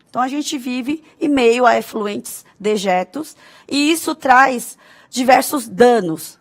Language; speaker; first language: Portuguese; early bilingual, other home language; Korean